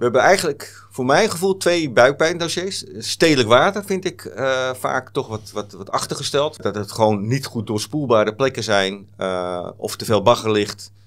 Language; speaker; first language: Dutch; native; Dutch